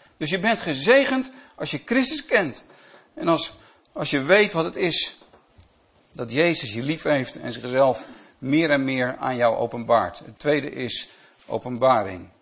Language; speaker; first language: Dutch; native; Dutch